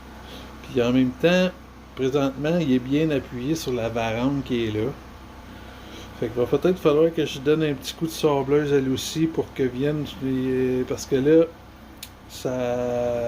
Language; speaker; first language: French; native; French